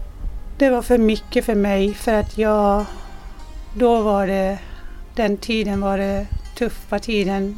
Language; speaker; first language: Swedish; non-native, fluent; Persian